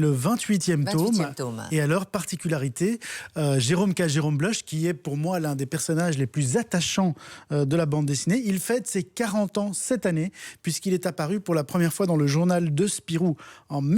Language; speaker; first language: French; native; French